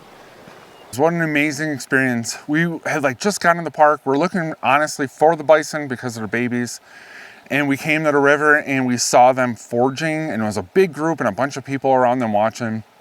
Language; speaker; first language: English; native; English